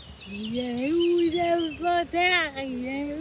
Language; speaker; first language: French; non-native, learner; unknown